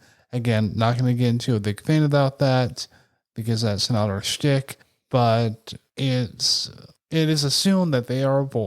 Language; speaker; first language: English; native; English